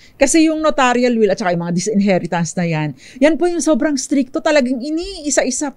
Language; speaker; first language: Filipino; native; Filipino